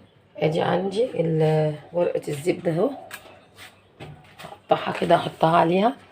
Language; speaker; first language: Arabic; native; Arabic